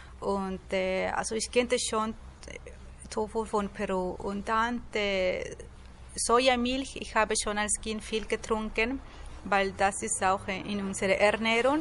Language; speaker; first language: German; non-native, learner; Spanish